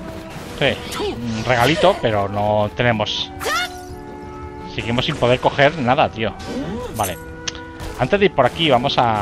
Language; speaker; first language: Spanish; native; Spanish